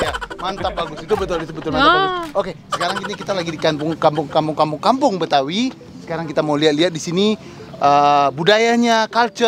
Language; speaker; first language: Indonesian; native; Indonesian